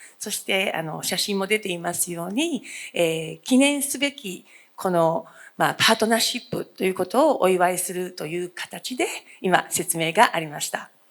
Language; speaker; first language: Japanese; non-native, fluent; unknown